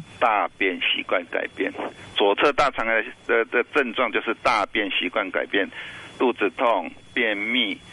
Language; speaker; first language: Chinese; native; Chinese